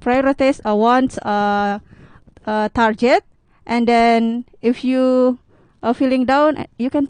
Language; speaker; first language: English; non-native, learner; Indonesian